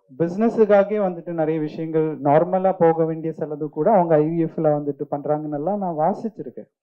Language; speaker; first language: Tamil; non-native, fluent; Malayalam